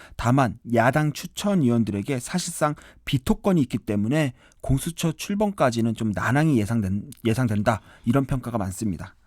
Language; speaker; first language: Korean; native; Korean